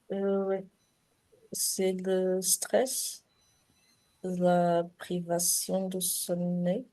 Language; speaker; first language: French; non-native, learner; Portuguese